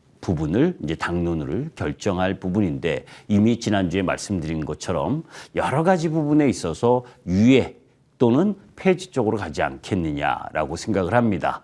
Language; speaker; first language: Korean; native; Korean